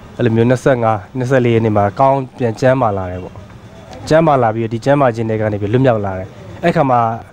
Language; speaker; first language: Burmese; non-native, local second language; Tedim Chin